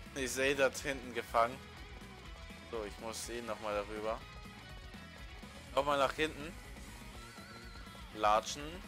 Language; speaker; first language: German; native; German